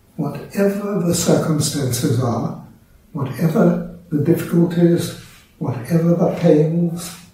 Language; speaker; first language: English; native; English